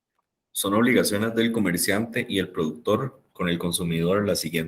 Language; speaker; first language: Spanish; native; Spanish